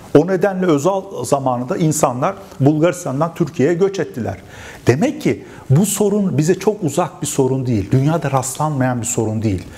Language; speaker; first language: Turkish; native; Turkish